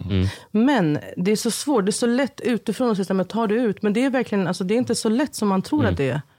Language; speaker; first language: Swedish; native; Swedish